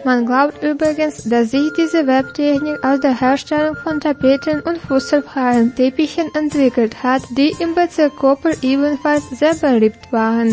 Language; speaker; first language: German; non-native, fluent; Russian